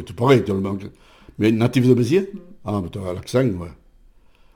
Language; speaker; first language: French; native; French